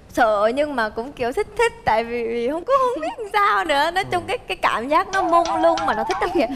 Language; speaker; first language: Vietnamese; early bilingual, heritage; Vietnamese